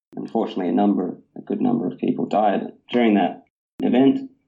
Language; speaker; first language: English; native; English